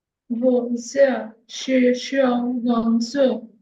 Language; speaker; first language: Chinese; non-native, learner; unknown